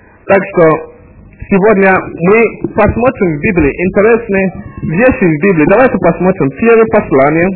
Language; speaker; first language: Russian; non-native, fluent; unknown